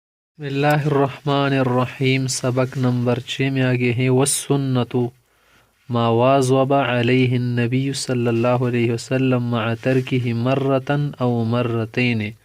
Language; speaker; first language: Urdu; non-native, local second language; Pashto